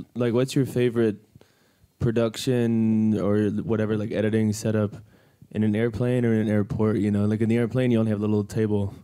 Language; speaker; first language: English; native; English